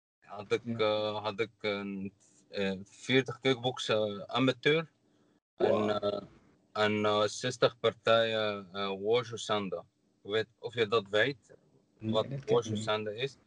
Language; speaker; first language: Dutch; non-native, learner; Arabic